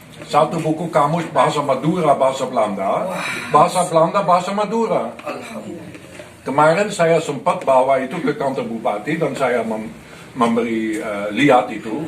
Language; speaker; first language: Indonesian; non-native, fluent; Dutch